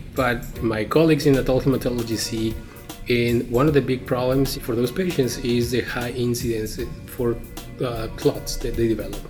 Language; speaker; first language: English; non-native, fluent; Spanish